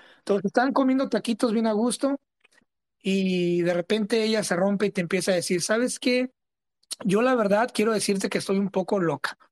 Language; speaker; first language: Spanish; early bilingual, heritage; Spanish